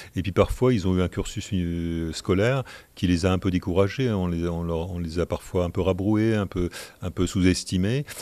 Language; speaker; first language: French; native; French